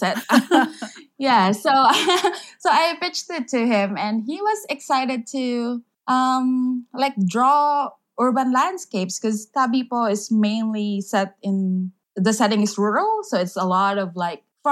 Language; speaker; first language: English; non-native, local second language; Filipino